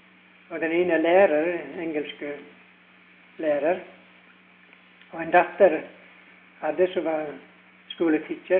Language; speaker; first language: Norwegian; early bilingual, heritage; Norwegian